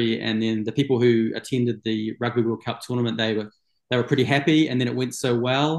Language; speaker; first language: English; native; English